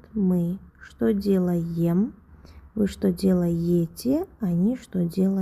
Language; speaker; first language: Russian; non-native, local second language; Uzbek